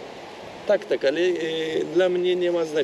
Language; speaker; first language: Polish; non-native, learner; Turkish